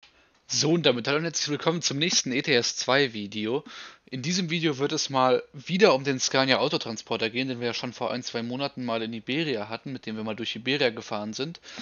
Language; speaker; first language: German; native; German